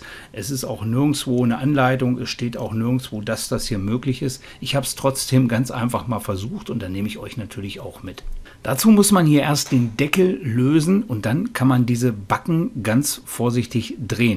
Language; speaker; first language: German; native; German